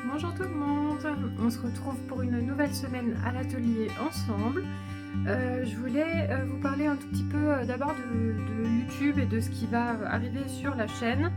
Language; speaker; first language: French; native; French